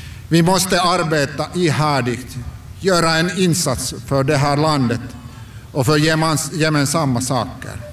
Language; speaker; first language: Swedish; non-native, local second language; Finnish